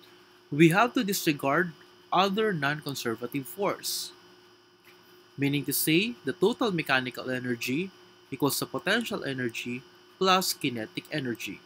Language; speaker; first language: English; non-native, local second language; Filipino